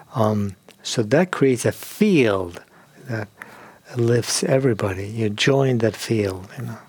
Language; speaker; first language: English; non-native, fluent; Spanish